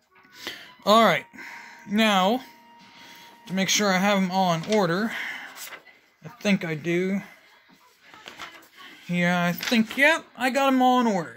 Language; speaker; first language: English; native; English